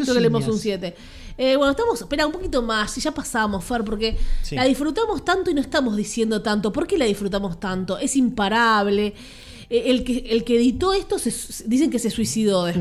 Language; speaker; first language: Spanish; native; Spanish